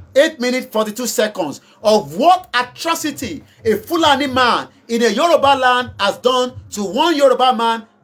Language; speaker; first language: English; non-native, local second language; Yoruba